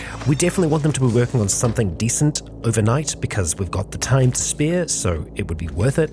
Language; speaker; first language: English; native; English